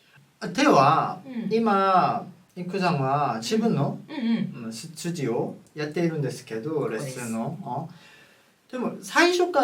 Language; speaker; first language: Japanese; non-native, fluent; Korean